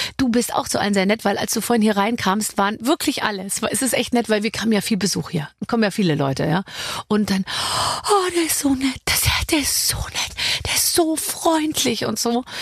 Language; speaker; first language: German; native; German